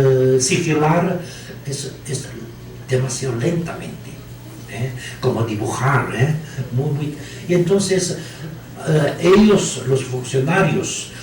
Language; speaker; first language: Spanish; non-native, learner; Chinese